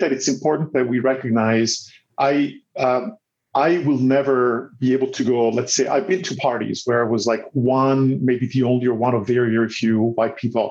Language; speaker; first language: English; non-native, fluent; Italian